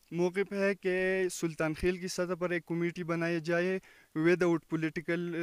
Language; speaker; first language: Urdu; non-native, local second language; Pashto